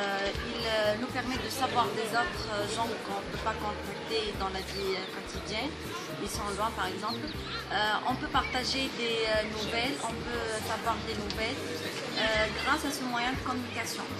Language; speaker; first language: French; non-native, local second language; Arabic